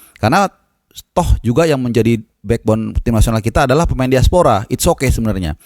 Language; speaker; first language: Indonesian; native; Indonesian